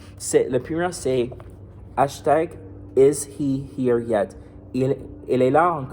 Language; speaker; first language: French; non-native, fluent; English